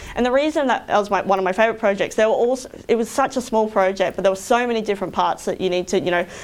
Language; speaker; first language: English; native; English